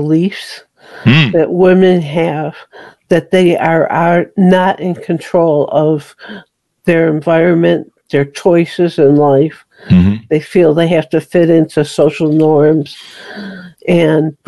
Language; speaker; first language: English; native; English